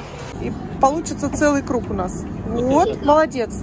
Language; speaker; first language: Russian; native; Russian